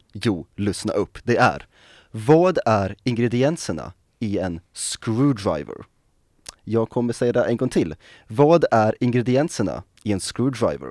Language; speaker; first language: Swedish; native; Swedish